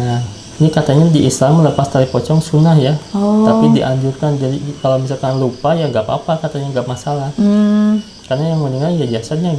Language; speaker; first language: Indonesian; native; Indonesian